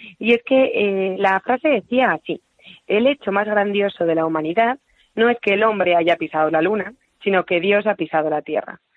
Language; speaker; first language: Spanish; native; Spanish